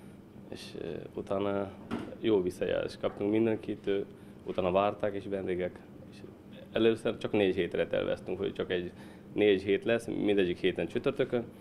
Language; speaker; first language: Hungarian; non-native, learner; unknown